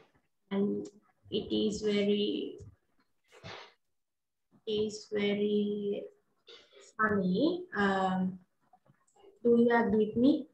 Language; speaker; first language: English; non-native, learner; Sinhala